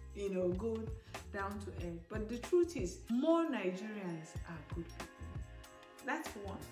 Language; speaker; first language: English; non-native, local second language; Igbo